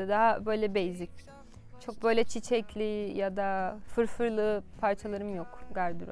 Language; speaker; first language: Turkish; non-native, fluent; Portuguese